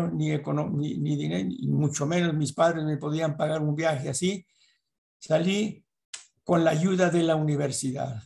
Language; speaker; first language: Spanish; native; Spanish